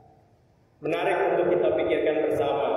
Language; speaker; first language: Indonesian; native; Indonesian